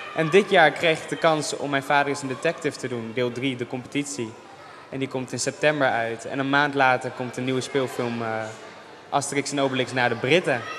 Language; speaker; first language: Dutch; native; Dutch